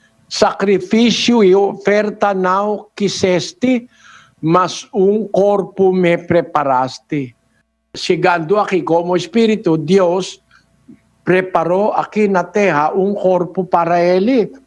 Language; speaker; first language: Portuguese; non-native, learner; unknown